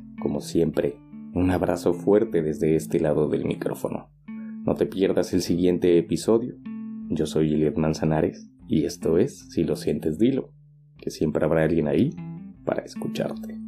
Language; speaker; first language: Spanish; native; Spanish